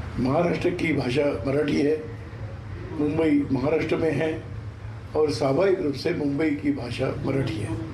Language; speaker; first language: Hindi; non-native, local second language; Marathi